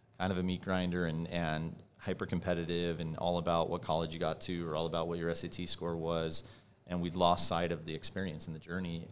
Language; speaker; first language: English; native; English